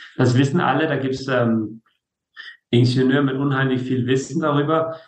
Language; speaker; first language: German; non-native, fluent; Danish